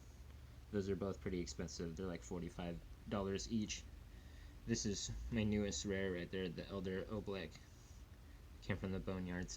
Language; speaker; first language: English; native; English